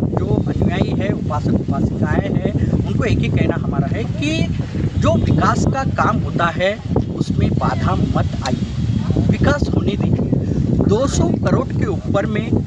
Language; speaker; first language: Hindi; non-native, local second language; Marathi